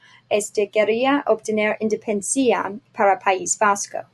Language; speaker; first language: Spanish; non-native, learner; English